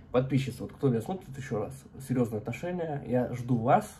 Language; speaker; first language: Russian; native; Russian